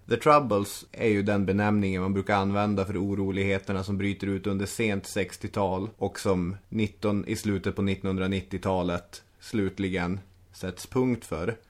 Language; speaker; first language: Swedish; native; Swedish